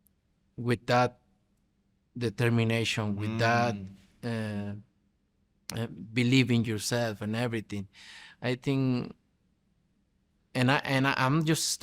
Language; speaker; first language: English; non-native, fluent; Spanish